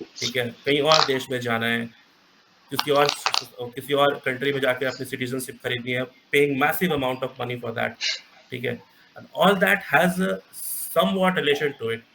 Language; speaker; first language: Hindi; native; Hindi